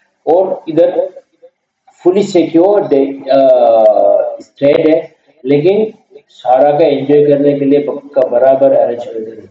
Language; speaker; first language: Hindi; non-native, learner; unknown